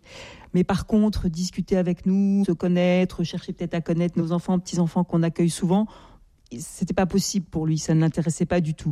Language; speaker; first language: French; native; French